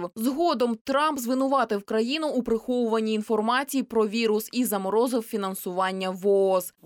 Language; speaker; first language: Ukrainian; native; Ukrainian